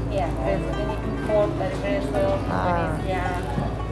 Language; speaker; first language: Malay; non-native, fluent; Turkish